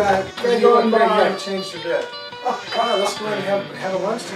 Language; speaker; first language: English; native; English